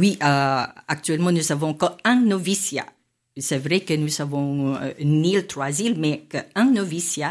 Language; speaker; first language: French; non-native, fluent; Filipino